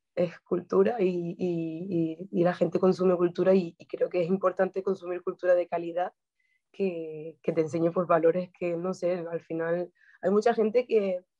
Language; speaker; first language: Spanish; native; Spanish